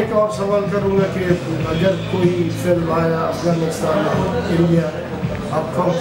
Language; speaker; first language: Hindi; non-native, learner; Persian